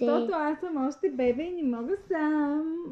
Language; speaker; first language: Bulgarian; native; Bulgarian